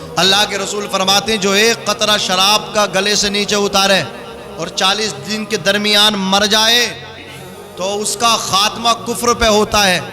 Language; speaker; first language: Urdu; native; Urdu